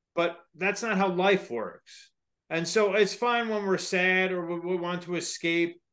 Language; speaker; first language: English; native; English